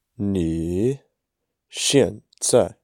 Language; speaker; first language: Chinese; non-native, learner; English